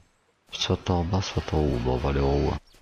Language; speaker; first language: French; native; French